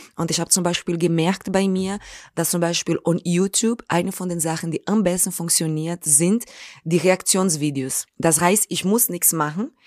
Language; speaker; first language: German; non-native, fluent; Portuguese